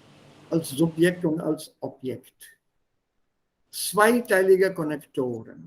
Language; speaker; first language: German; non-native, fluent; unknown